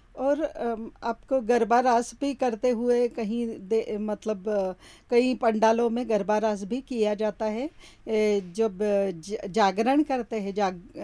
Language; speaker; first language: Hindi; non-native, local second language; Marathi